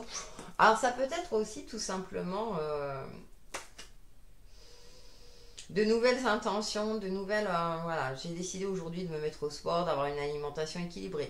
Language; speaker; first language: French; native; French